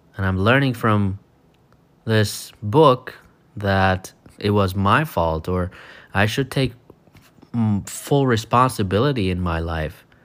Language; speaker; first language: English; non-native, fluent; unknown